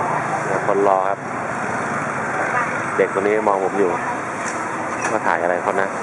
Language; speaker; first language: Thai; native; Thai